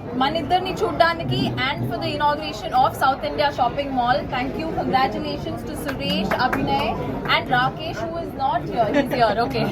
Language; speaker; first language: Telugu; non-native, learner; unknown